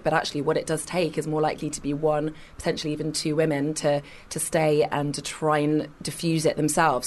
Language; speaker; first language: English; native; English